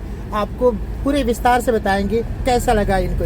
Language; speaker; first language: Hindi; native; Hindi